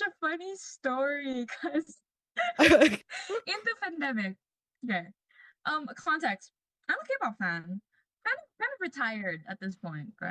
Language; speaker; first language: English; non-native, local second language; Cebuano